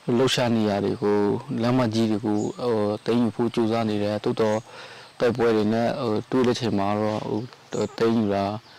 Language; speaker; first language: Burmese; non-native, local second language; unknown